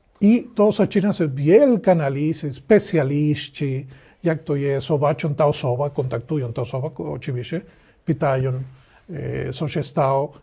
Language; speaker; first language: Polish; non-native, learner; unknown